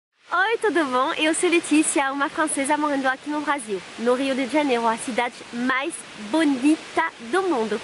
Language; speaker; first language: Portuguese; non-native, fluent; French